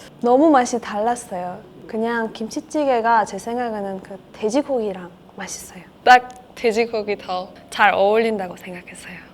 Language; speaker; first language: Korean; non-native, learner; Persian